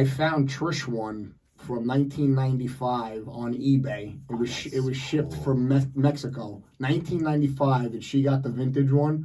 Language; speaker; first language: English; native; English